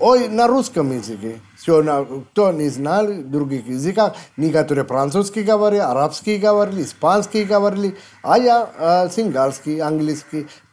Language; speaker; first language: Russian; non-native, fluent; Sinhala